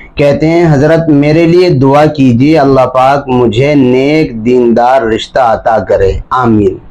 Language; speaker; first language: Hindi; native; Hindi